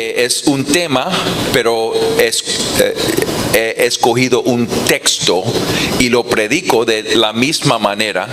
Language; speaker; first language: Spanish; non-native, fluent; English